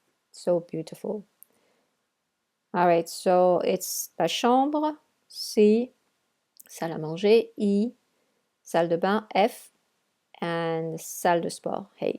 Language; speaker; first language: French; non-native, fluent; English